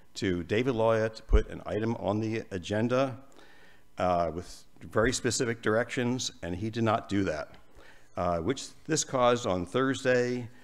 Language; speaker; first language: English; native; English